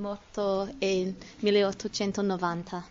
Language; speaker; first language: Italian; non-native, learner; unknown